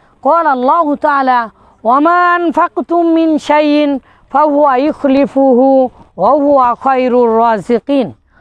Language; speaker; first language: Arabic; non-native, fluent; Bangla